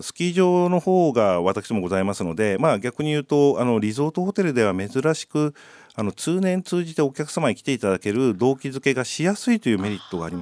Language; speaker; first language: Japanese; native; Japanese